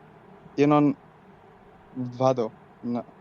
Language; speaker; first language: Italian; non-native, learner; Bangla